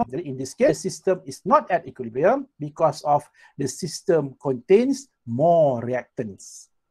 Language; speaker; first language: English; non-native, local second language; Malay